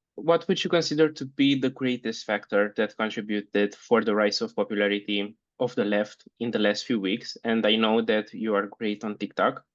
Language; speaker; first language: English; non-native, fluent; Romanian